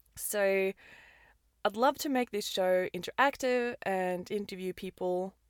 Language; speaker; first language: English; non-native, fluent; Norwegian